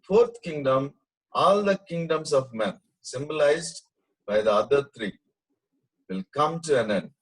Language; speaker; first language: English; non-native, local second language; Telugu